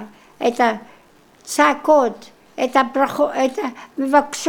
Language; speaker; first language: Hebrew; non-native, local second language; Polish